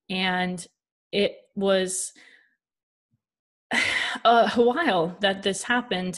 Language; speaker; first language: English; native; English